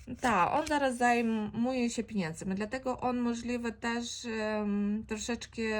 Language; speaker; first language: Polish; non-native, fluent; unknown